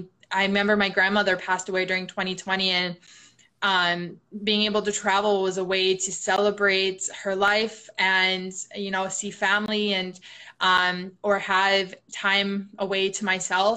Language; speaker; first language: English; native; English